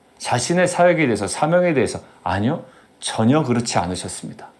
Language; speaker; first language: Korean; native; Korean